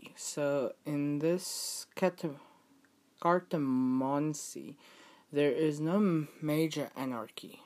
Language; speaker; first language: English; non-native, fluent; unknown